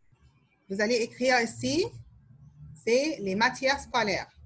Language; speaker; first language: French; non-native, fluent; Arabic